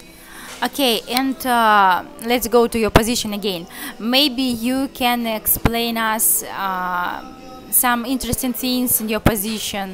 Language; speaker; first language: English; non-native, learner; Russian